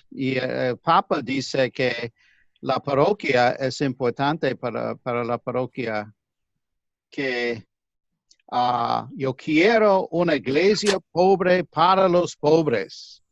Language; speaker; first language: Spanish; non-native, fluent; English